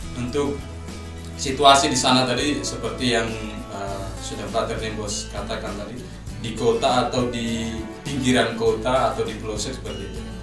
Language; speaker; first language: Indonesian; native; Indonesian